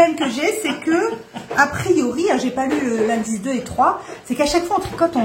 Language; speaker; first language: French; native; French